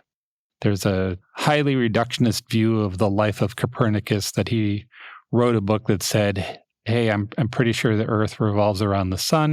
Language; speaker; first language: English; native; English